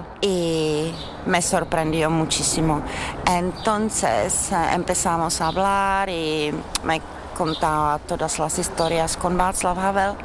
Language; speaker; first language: Spanish; non-native, fluent; Czech